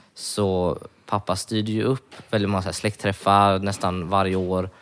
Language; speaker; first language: Swedish; native; Swedish